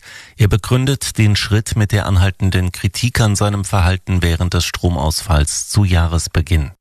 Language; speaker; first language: German; native; German